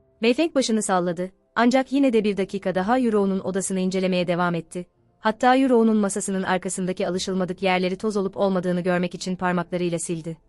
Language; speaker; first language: Turkish; native; Turkish